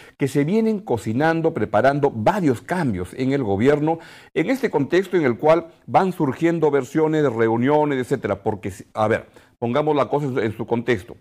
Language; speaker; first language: Spanish; native; Spanish